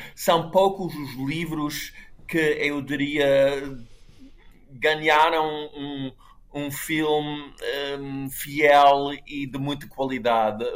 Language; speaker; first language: Portuguese; non-native, fluent; English